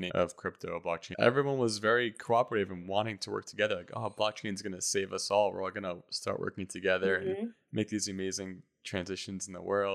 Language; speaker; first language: English; native; English